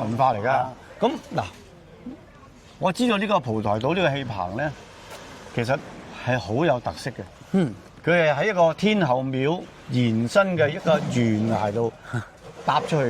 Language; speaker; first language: Cantonese; native; Cantonese